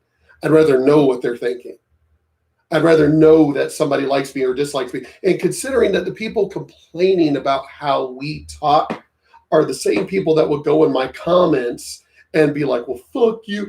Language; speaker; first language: English; native; English